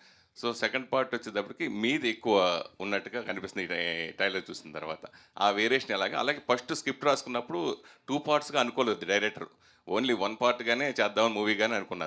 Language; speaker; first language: Telugu; native; Telugu